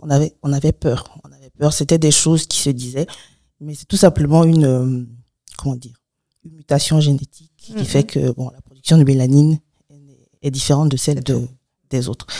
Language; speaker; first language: French; native; French